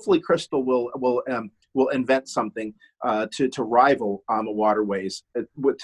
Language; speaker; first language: English; non-native, fluent; German